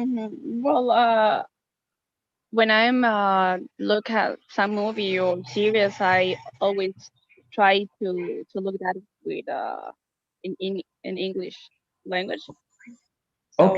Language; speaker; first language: English; non-native, fluent; Spanish